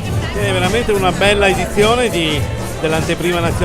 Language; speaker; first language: Italian; native; Italian